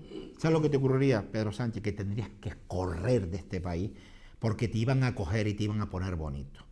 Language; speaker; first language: Spanish; native; Spanish